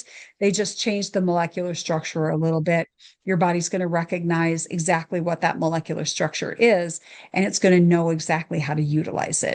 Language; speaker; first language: English; native; English